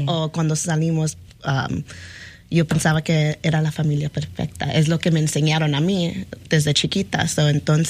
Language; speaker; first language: Spanish; early bilingual, heritage; Spanish